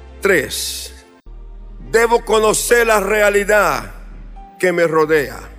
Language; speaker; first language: Spanish; non-native, fluent; Portuguese